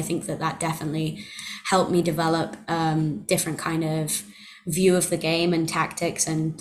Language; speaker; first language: English; native; English